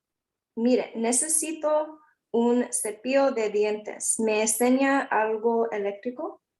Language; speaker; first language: Spanish; non-native, learner; English